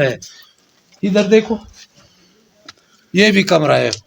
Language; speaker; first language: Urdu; non-native, local second language; Pashto